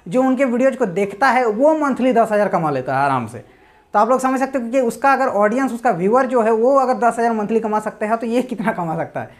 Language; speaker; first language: Hindi; native; Hindi